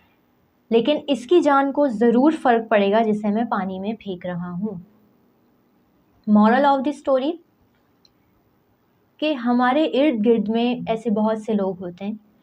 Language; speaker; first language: Urdu; native; Urdu